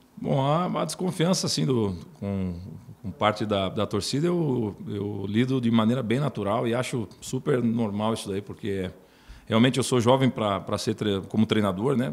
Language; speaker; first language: Portuguese; native; Portuguese